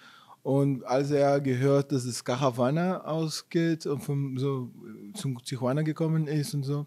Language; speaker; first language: German; non-native, fluent; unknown